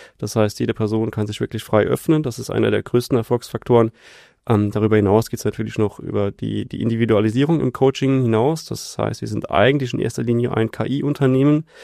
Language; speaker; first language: German; native; German